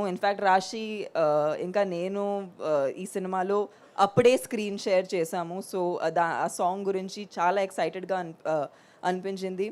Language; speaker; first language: Telugu; non-native, local second language; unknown